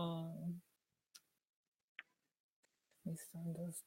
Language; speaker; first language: English; non-native, learner; Japanese